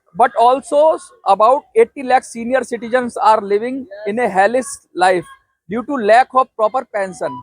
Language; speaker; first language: English; non-native, local second language; Hindi